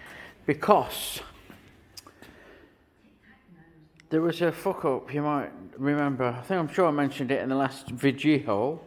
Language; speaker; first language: English; native; English